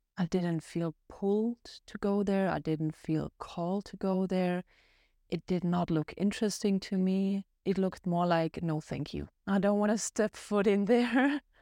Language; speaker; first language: English; non-native, fluent; German